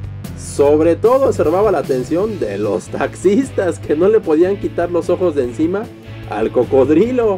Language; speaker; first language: Spanish; native; Spanish